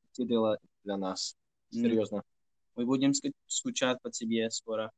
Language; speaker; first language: Russian; non-native, fluent; English